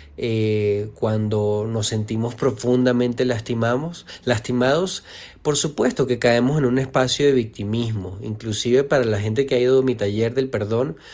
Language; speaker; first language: Spanish; native; Spanish